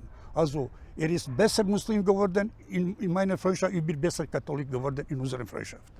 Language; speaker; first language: German; non-native, fluent; Bosnian